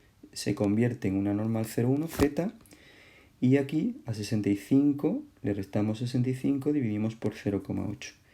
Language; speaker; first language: Spanish; native; Spanish